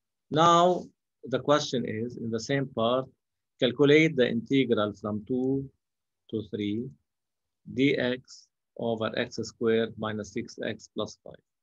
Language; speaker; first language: English; non-native, local second language; Arabic